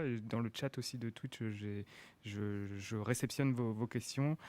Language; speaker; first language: French; native; French